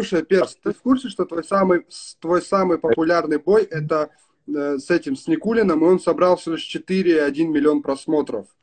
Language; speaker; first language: Russian; native; Russian